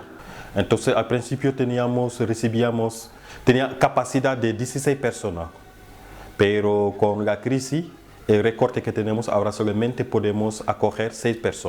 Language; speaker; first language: Spanish; non-native, learner; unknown